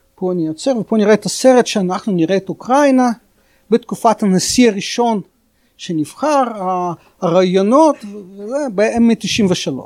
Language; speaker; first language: Hebrew; non-native, fluent; Russian